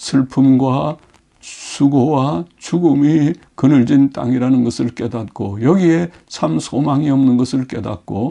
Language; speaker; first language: Korean; native; Korean